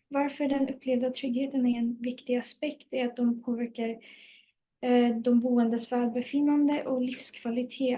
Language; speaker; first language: Swedish; native; Swedish